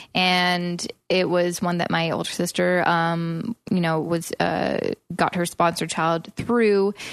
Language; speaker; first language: English; native; English